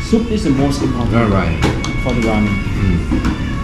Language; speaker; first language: English; non-native, learner; Thai